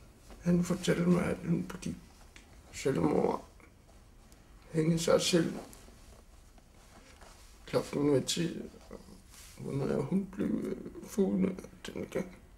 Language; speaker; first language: Danish; non-native, local second language; Kalaallisut